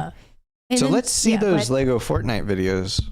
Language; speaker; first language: English; native; English